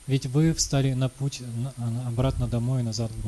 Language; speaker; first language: Russian; native; Russian